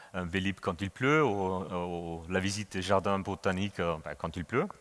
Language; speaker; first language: French; non-native, fluent; German